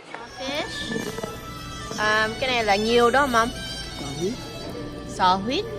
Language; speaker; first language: Vietnamese; early bilingual, heritage; English